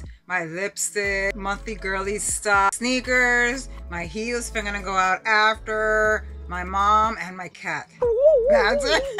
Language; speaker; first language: English; early bilingual, other home language; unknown